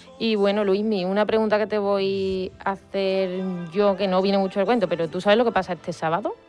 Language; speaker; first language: Spanish; native; Spanish